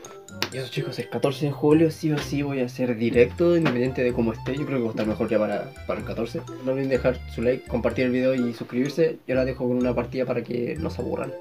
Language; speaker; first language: Spanish; native; Spanish